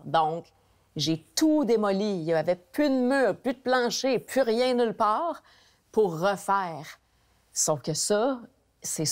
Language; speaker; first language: French; native; French